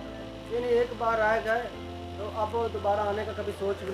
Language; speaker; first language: Hindi; native; Hindi